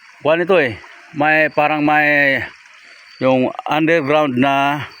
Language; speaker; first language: Filipino; non-native, local second language; Bikol